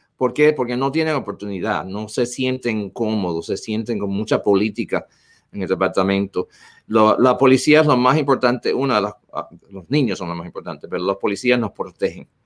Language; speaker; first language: Spanish; early bilingual, heritage; Spanish